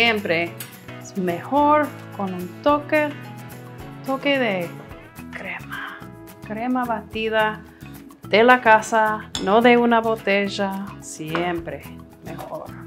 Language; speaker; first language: Spanish; non-native, fluent; English